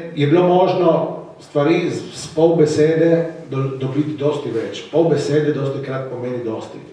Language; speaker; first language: Slovenian; native; Slovenian